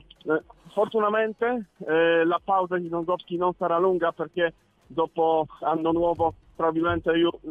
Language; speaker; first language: Italian; non-native, learner; Polish